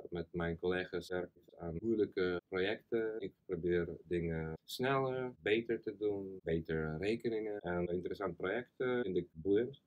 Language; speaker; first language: Dutch; non-native, fluent; Russian